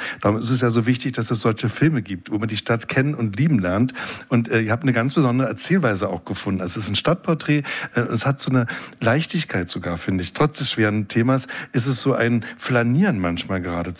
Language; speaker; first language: German; native; German